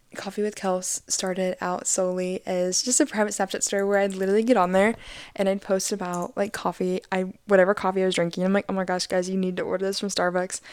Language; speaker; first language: English; native; English